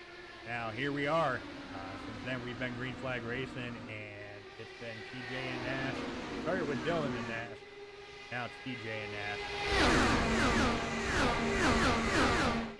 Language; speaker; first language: English; native; English